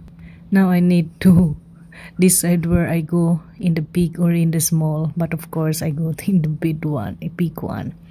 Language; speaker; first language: English; non-native, local second language; Filipino